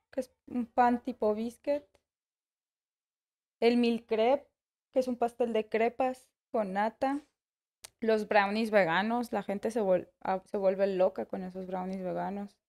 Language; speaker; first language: Spanish; native; Spanish